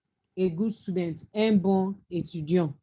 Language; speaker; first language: French; non-native, fluent; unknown